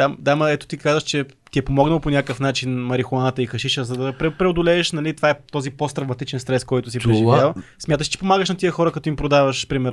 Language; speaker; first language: Bulgarian; native; Bulgarian